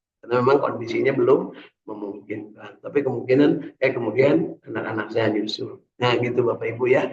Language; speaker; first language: Indonesian; native; Indonesian